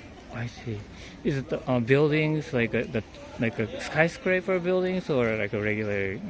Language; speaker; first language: English; non-native, fluent; Japanese